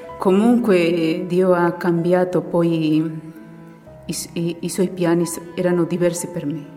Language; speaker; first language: Italian; non-native, fluent; Spanish